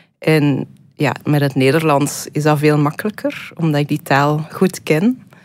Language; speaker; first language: Dutch; native; Dutch